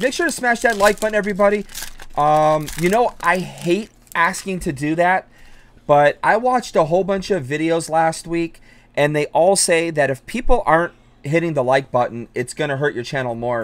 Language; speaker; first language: English; native; English